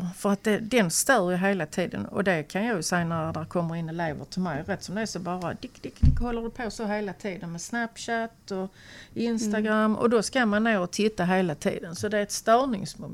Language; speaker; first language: Swedish; native; Swedish